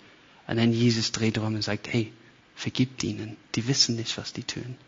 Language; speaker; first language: German; non-native, fluent; English